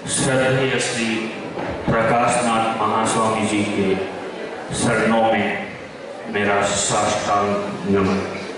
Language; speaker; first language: Hindi; non-native, local second language; Kannada